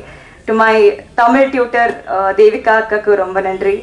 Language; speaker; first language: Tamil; non-native, learner; Telugu